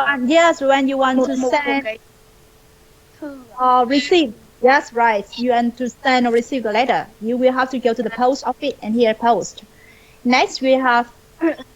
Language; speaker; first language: English; non-native, fluent; Vietnamese